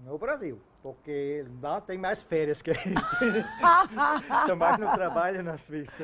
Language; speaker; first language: Portuguese; non-native, fluent; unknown